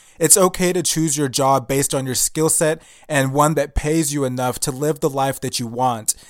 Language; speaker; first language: English; early bilingual, other home language; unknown